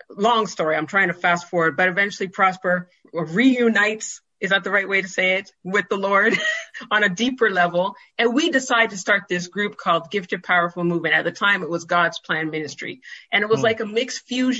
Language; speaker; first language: English; native; English